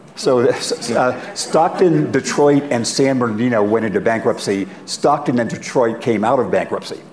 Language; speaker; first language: English; native; English